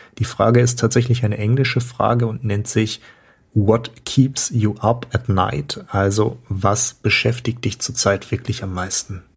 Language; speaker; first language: German; native; German